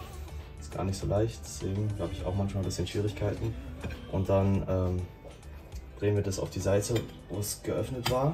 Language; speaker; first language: German; native; German